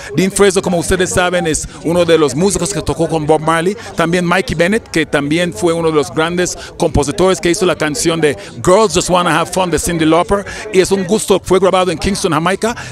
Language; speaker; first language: Spanish; non-native, fluent; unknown